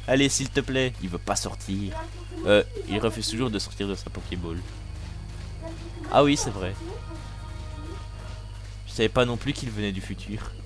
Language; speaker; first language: French; native; French